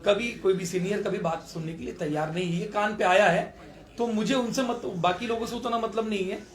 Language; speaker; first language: Hindi; non-native, local second language; Bangla